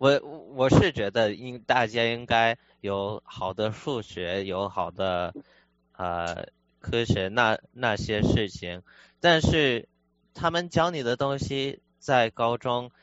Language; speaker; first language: Chinese; early bilingual, heritage; Chinese